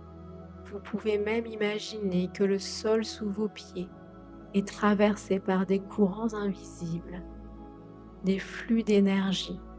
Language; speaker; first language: French; native; French